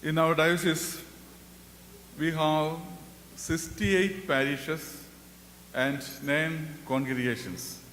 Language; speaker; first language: English; non-native, local second language; Malayalam